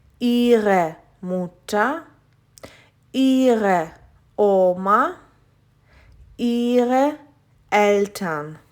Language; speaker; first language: German; non-native, fluent; Ukrainian